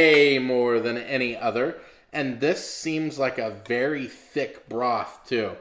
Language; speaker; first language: English; native; English